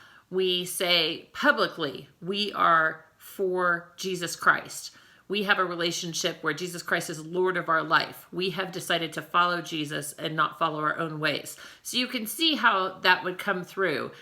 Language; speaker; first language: English; native; English